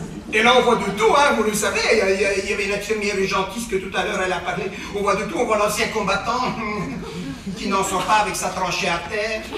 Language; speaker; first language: French; native; French